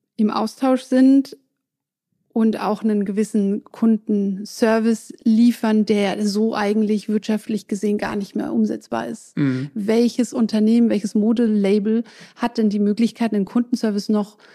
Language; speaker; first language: German; non-native, local second language; French